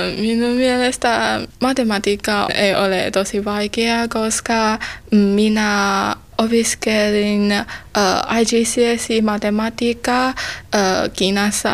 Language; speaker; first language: Finnish; non-native, learner; Chinese